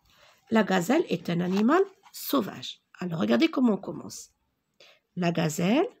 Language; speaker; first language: French; non-native, local second language; Arabic